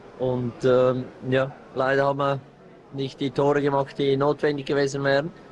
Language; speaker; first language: German; native; German